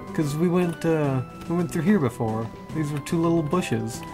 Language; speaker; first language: English; native; English